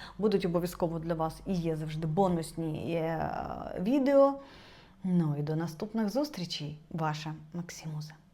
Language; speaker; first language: Ukrainian; non-native, local second language; Russian